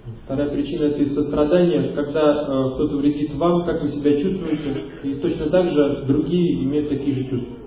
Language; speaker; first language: Russian; native; Russian